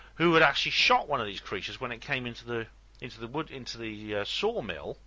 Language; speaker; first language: English; native; English